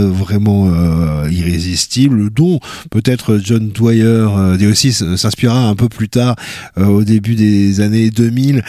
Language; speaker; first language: French; native; French